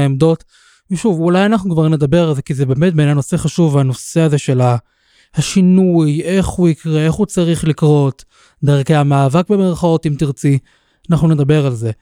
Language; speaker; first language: Hebrew; native; Hebrew